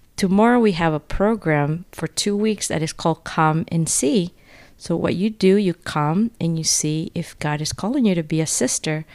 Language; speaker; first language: English; non-native, fluent; Spanish